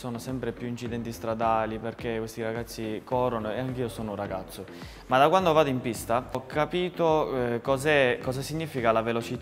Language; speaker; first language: Italian; native; Italian